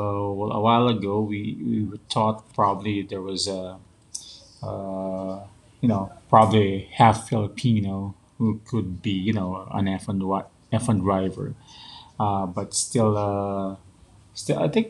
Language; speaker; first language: English; non-native, local second language; Filipino